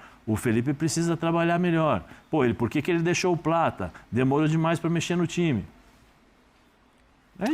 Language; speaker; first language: Portuguese; native; Portuguese